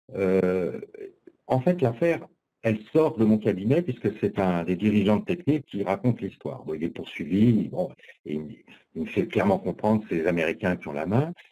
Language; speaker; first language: French; native; French